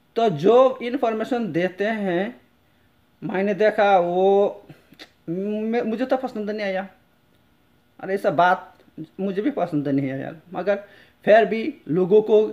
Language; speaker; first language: Hindi; non-native, local second language; Bangla